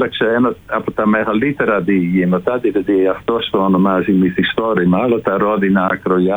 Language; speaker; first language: Greek; non-native, fluent; Dutch